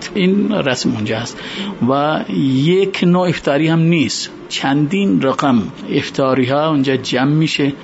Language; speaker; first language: Persian; non-native, fluent; Urdu